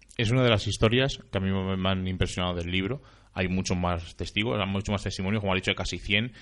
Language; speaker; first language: Spanish; native; Spanish